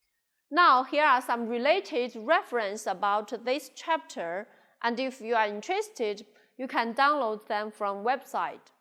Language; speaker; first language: English; non-native, local second language; Chinese